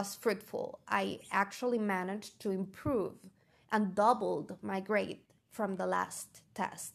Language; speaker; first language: English; non-native, fluent; Spanish